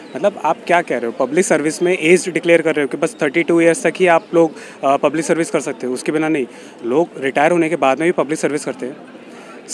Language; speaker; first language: Hindi; native; Hindi